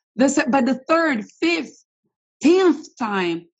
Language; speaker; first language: English; non-native, fluent; Portuguese